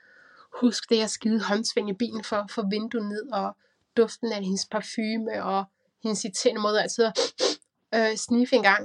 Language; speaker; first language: Danish; native; Danish